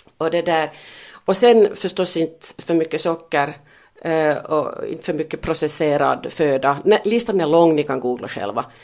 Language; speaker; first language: Swedish; non-native, local second language; Finnish